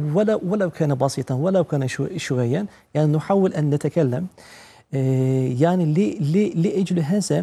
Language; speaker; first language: Arabic; non-native, fluent; Turkish